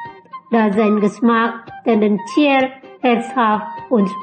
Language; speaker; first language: German; non-native, learner; Indonesian